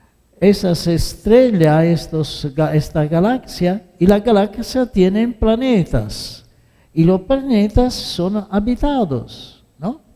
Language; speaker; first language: Spanish; non-native, fluent; Italian